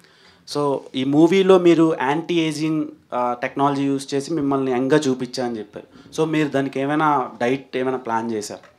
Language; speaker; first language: Telugu; native; Telugu